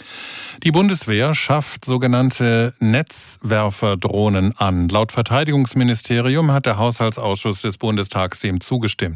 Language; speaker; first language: German; native; German